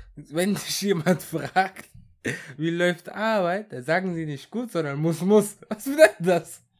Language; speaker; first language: German; early bilingual, other home language; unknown